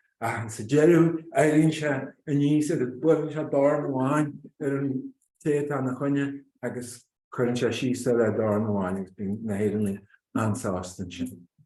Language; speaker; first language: Irish; native; Irish